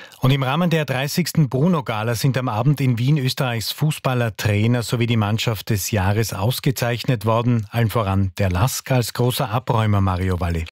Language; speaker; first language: German; native; German